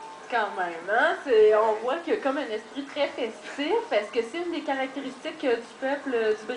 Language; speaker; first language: French; native; French